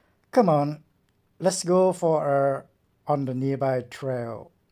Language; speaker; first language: English; non-native, learner; Vietnamese